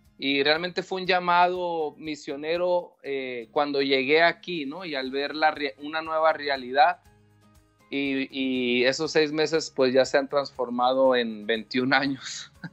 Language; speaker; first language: Spanish; native; Spanish